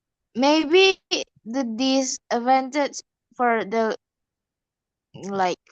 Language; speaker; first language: English; non-native, learner; Indonesian